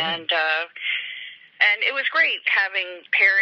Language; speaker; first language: English; native; English